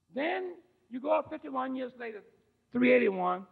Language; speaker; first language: English; native; English